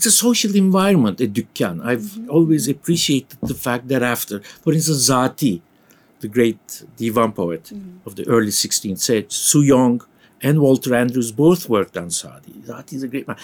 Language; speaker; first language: English; non-native, fluent; Turkish